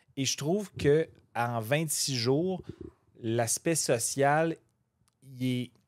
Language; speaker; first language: French; native; French